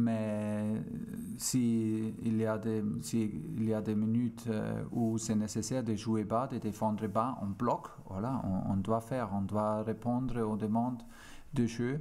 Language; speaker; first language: French; non-native, fluent; German